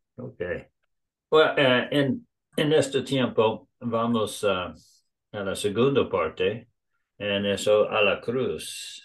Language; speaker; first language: Spanish; non-native, learner; English